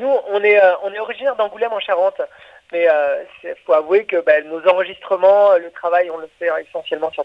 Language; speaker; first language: French; native; French